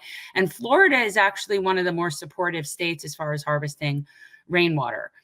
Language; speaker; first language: English; native; English